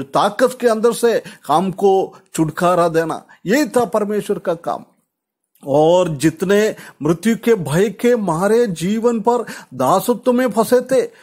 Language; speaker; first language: Hindi; non-native, local second language; Malayalam